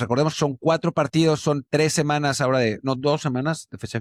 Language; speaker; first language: Spanish; native; Spanish